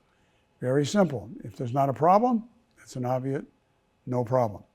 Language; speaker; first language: English; native; English